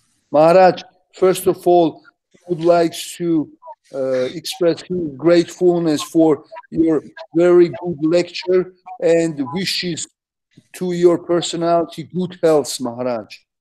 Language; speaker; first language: English; non-native, fluent; Georgian